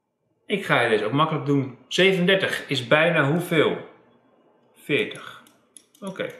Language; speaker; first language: Dutch; native; Dutch